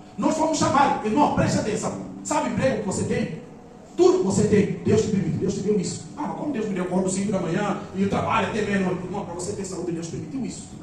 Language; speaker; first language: Portuguese; non-native, local second language; Upper Guinea Crioulo